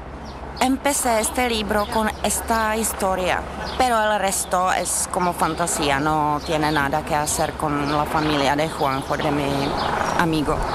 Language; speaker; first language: Spanish; non-native, fluent; Czech